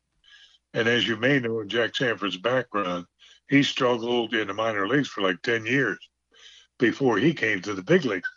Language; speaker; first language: English; native; English